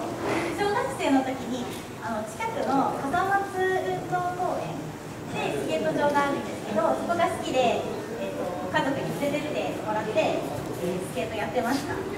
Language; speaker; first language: Japanese; native; Japanese